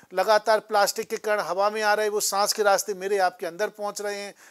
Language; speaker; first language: Hindi; native; Hindi